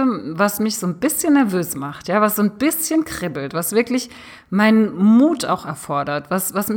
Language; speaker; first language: German; native; German